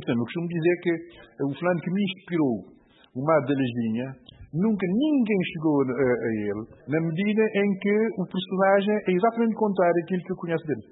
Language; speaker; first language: Portuguese; non-native, local second language; Kabuverdianu